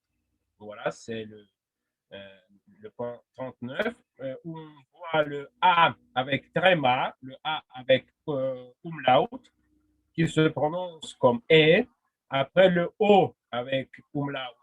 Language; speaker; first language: French; non-native, fluent; Russian